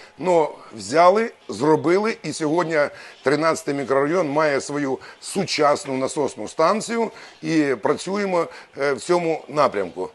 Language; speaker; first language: Ukrainian; native; Ukrainian